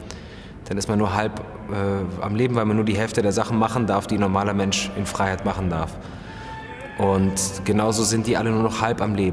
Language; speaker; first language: German; native; German